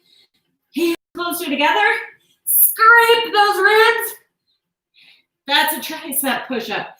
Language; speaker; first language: English; native; English